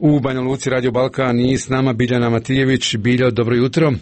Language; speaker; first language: Croatian; native; Croatian